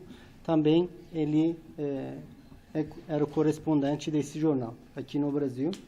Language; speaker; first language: Portuguese; non-native, fluent; Turkish